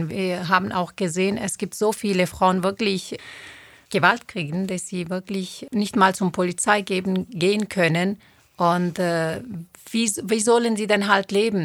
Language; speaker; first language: German; non-native, fluent; Turoyo